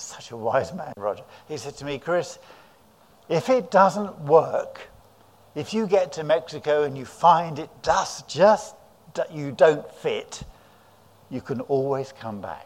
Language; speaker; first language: English; native; English